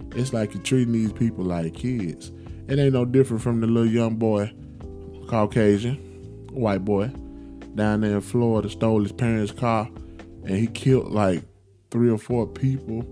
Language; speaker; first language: English; native; English